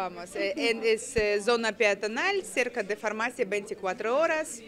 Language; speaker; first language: Spanish; non-native, learner; Russian